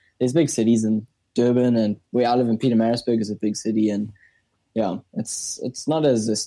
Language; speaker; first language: English; native; English